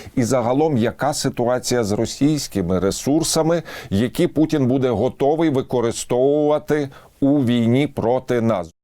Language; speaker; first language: Ukrainian; native; Ukrainian